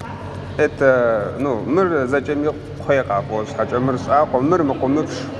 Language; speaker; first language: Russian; non-native, local second language; Adyghe